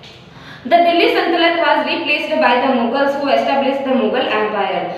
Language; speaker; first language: English; non-native, local second language; Hindi